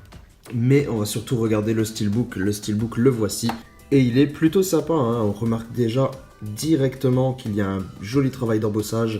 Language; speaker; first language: French; native; French